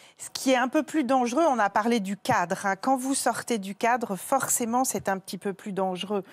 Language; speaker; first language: French; native; French